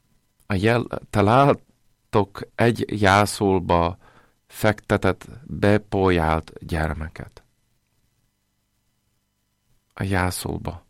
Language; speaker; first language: Hungarian; non-native, fluent; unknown